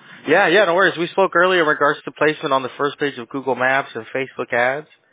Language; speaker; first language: English; early bilingual, other home language; Spanish